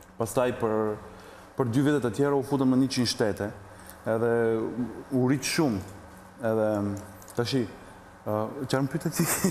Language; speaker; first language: Albanian; early bilingual, heritage; Albanian